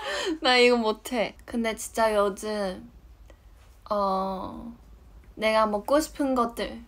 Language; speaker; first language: Korean; non-native, fluent; Chinese